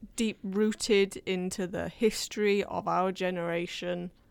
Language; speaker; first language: English; native; English